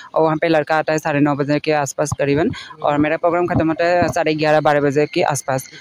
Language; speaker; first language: Hindi; non-native, local second language; Assamese